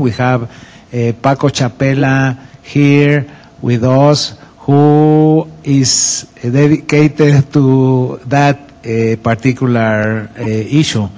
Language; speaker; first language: English; non-native, fluent; Spanish